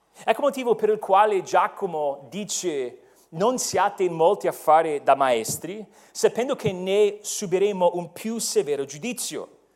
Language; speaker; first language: Italian; non-native, fluent; English